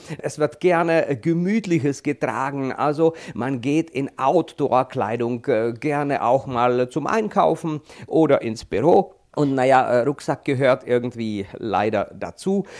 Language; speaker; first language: German; non-native, fluent; Czech